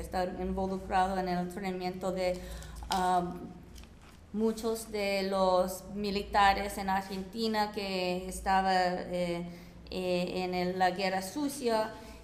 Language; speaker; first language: Spanish; non-native, fluent; English